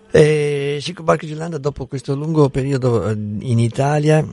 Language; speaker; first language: Italian; non-native, fluent; Portuguese